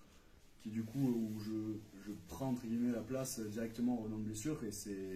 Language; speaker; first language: French; native; French